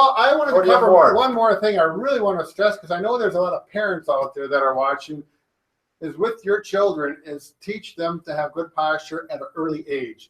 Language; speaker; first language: English; native; English